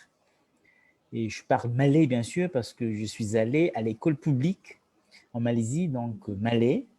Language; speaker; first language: French; non-native, learner; Tamil